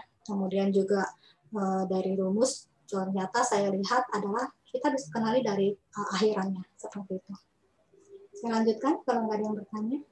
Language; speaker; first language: Indonesian; native; Indonesian